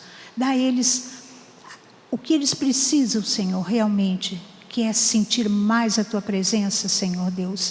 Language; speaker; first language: Portuguese; native; Portuguese